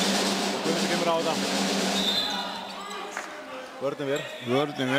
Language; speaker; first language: Icelandic; native; Icelandic